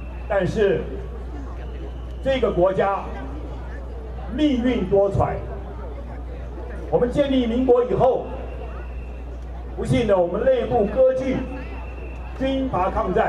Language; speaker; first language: Chinese; native; Chinese